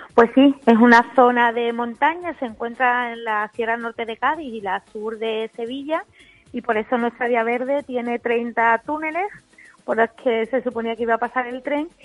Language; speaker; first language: Spanish; native; Spanish